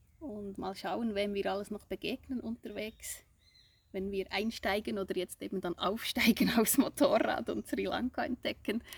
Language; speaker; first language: German; native; German